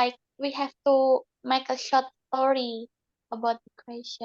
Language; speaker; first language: English; non-native, learner; Indonesian